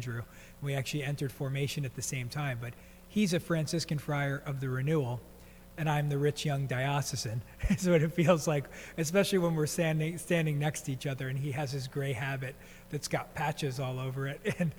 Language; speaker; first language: English; native; English